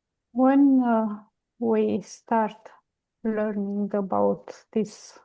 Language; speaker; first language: English; non-native, learner; Romanian